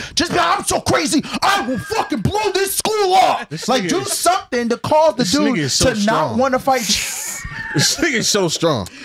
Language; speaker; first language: English; native; English